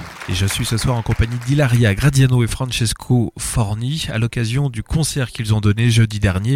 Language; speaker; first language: French; native; French